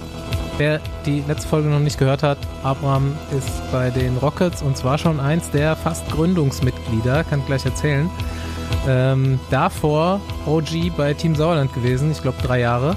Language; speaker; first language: German; native; German